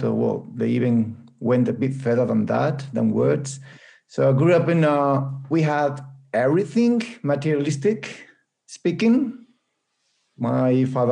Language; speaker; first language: English; non-native, fluent; Spanish